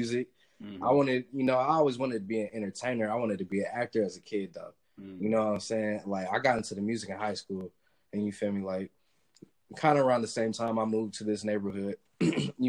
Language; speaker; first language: English; native; English